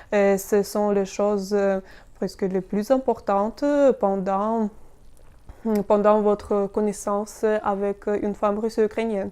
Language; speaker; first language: French; non-native, fluent; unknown